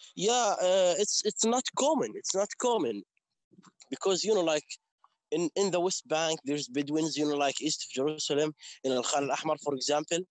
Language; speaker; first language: English; non-native, fluent; Arabic